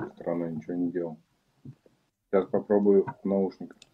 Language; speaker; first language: Russian; native; Russian